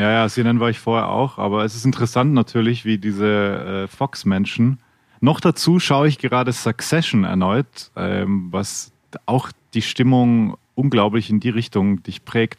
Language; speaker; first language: German; native; German